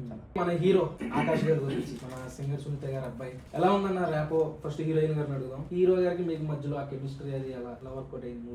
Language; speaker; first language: Telugu; native; Telugu